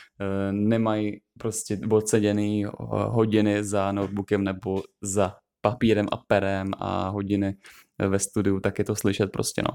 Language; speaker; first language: Czech; native; Czech